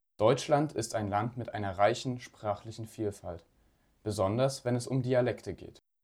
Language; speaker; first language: German; native; German